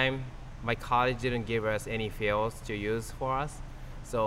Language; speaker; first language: English; non-native, learner; Japanese